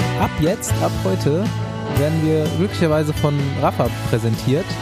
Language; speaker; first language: German; native; German